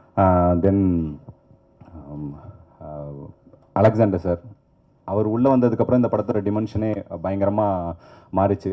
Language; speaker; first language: Tamil; native; Tamil